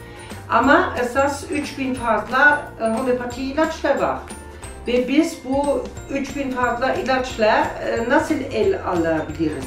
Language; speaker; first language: Turkish; non-native, learner; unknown